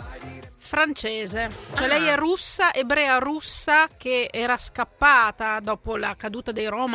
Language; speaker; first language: Italian; native; Italian